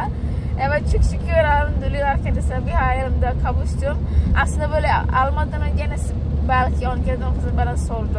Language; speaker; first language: Turkish; non-native, learner; Indonesian